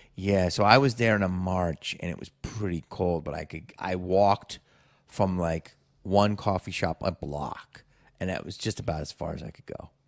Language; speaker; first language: English; native; English